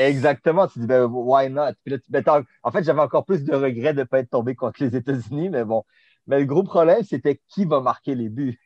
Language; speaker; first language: French; native; French